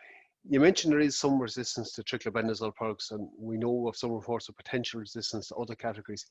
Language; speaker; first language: English; native; English